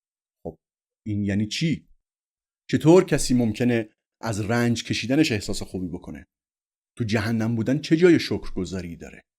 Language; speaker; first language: Persian; native; Persian